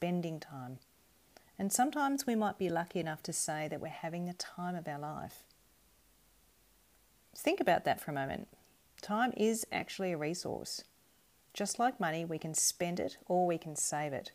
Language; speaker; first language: English; native; English